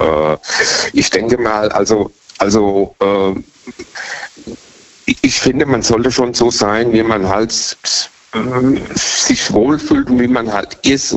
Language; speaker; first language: German; native; German